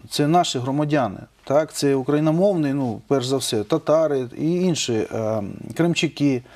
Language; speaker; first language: Ukrainian; non-native, local second language; Russian